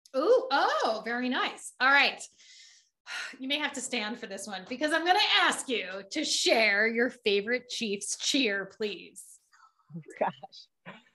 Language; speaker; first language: English; native; English